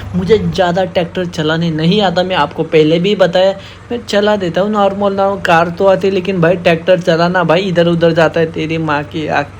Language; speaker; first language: Hindi; non-native, local second language; Marathi